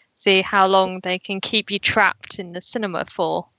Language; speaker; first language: English; native; English